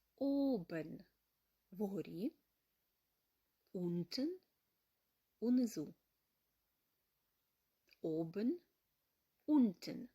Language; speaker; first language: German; non-native, fluent; Ukrainian